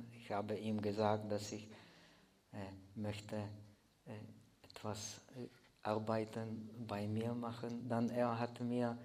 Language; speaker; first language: German; non-native, fluent; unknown